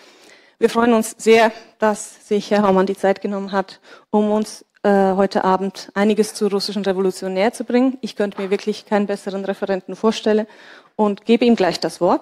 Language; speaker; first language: German; native; German